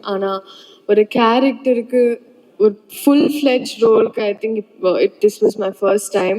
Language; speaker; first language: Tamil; non-native, learner; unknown